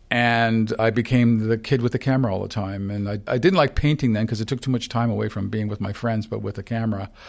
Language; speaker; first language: English; non-native, fluent; Ukrainian